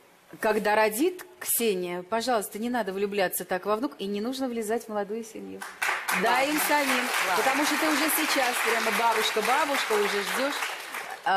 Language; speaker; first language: Russian; native; Russian